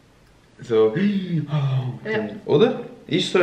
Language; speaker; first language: German; non-native, local second language; Albanian